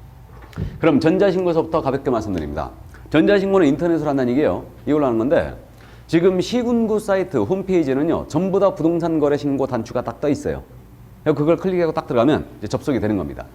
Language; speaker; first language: Korean; native; Korean